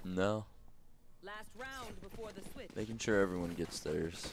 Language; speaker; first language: English; native; English